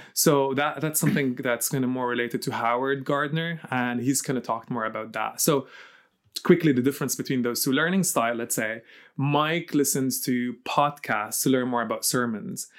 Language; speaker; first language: English; early bilingual, heritage; Arabic